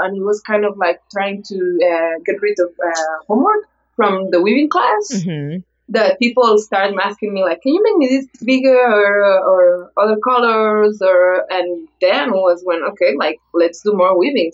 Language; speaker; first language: English; non-native, fluent; Spanish